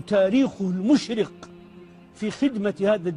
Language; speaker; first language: Arabic; native; Arabic